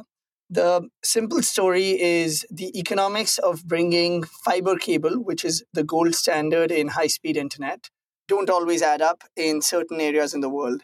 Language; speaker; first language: English; non-native, local second language; Hindi